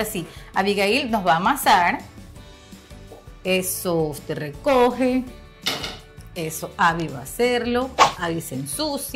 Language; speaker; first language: Spanish; native; Spanish